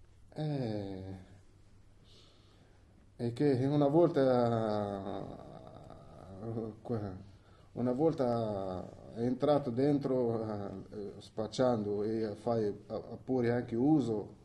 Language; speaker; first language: Italian; non-native, fluent; Arabic